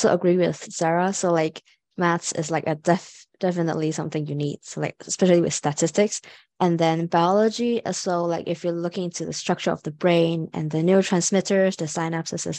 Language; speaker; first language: English; non-native, local second language; Cantonese